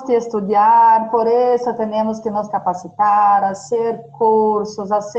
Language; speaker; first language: Spanish; non-native, fluent; Portuguese